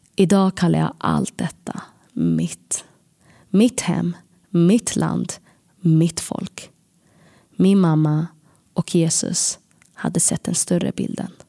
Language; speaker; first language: Swedish; early bilingual, other home language; Tigrinya